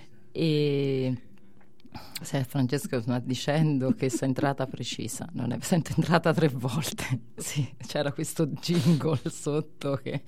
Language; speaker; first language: Italian; native; Italian